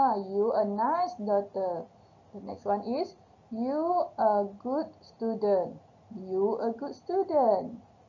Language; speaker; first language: English; non-native, local second language; Malay